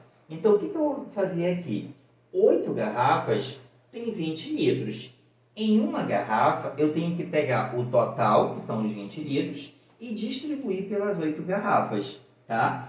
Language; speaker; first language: Portuguese; native; Portuguese